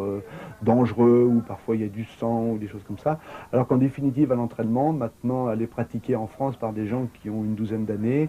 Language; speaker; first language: French; native; French